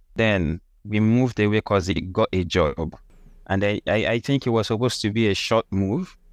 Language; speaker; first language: English; non-native, local second language; Yoruba